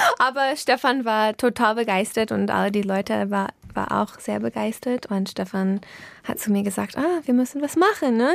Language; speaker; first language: German; non-native, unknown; English